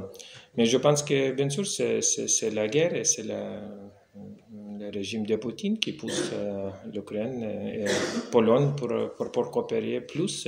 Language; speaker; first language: French; non-native, fluent; Lithuanian